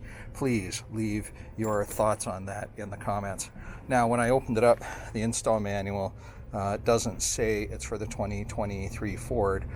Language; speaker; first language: English; native; English